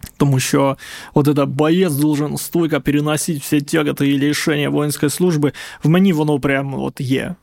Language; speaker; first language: Ukrainian; non-native, local second language; Russian